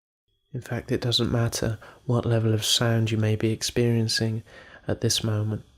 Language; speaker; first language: English; native; English